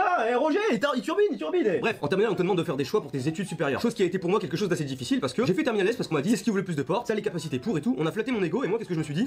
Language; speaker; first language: French; native; French